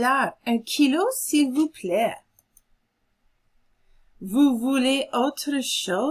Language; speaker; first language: French; non-native, fluent; English